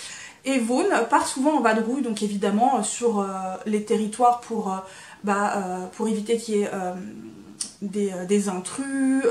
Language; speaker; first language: French; native; French